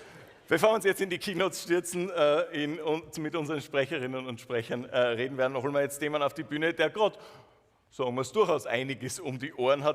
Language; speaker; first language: German; native; German